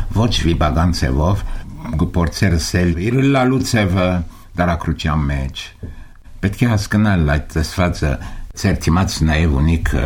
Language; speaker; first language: Armenian; early bilingual, heritage; Armenian